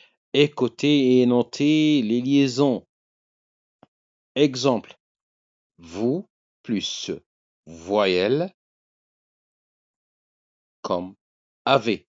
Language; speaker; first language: French; non-native, fluent; Arabic